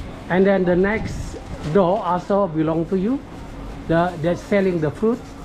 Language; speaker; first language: English; non-native, learner; Indonesian